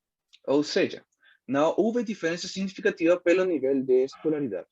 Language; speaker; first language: Portuguese; non-native, learner; Spanish